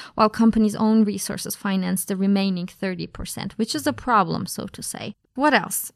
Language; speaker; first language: English; non-native, fluent; Turkish